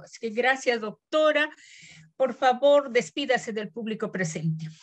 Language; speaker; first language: Spanish; native; Spanish